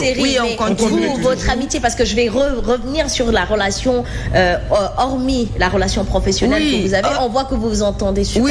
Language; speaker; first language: French; non-native, local second language; Wolof